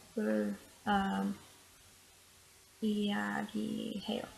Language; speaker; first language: Korean; non-native, learner; English